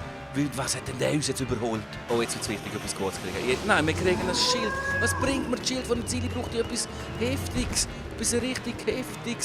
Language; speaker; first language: German; native; German